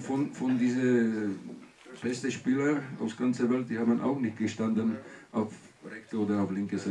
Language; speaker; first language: German; non-native, learner; Czech